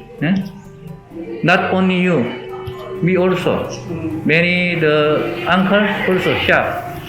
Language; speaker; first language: English; non-native, learner; Korean